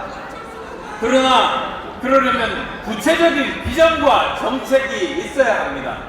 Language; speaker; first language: Korean; native; Korean